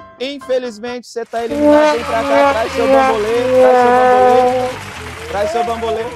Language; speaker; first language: Portuguese; native; Portuguese